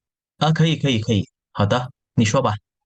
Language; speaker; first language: Chinese; non-native, fluent; Indonesian